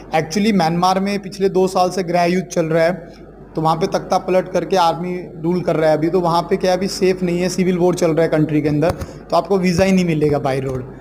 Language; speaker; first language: Hindi; native; Hindi